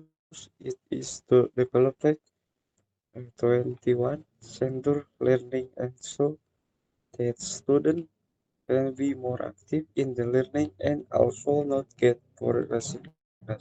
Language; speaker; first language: English; non-native, learner; Indonesian